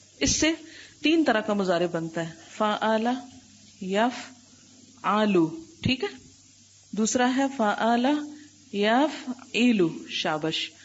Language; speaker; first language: Urdu; native; Urdu